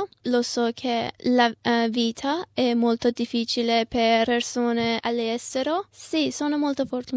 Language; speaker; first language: Italian; non-native, learner; Persian